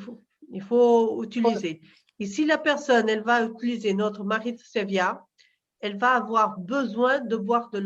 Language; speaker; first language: French; non-native, fluent; Portuguese